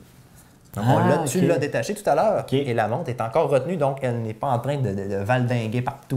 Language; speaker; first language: French; native; French